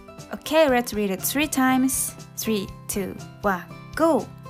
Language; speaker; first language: English; non-native, fluent; Japanese